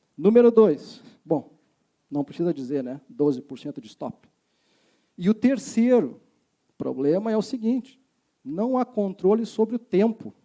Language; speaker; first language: Portuguese; native; Portuguese